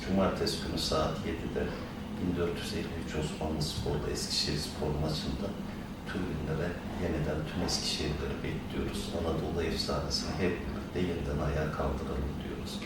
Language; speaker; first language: Turkish; native; Turkish